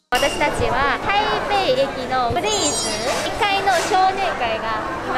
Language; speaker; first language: Japanese; non-native, fluent; Chinese